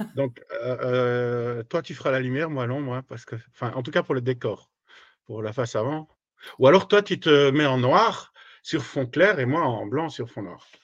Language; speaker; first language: French; native; French